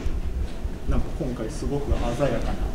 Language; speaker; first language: Japanese; native; Japanese